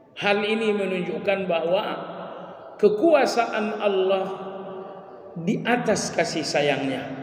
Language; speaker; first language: Malay; native; Malay